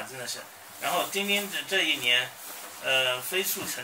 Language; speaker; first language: Chinese; native; Chinese